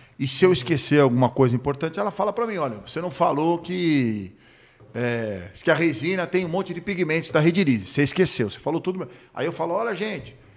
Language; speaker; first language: Portuguese; early bilingual, other home language; Hebrew